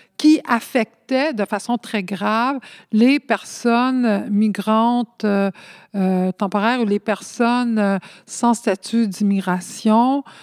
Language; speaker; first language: French; early bilingual, other home language; Spanish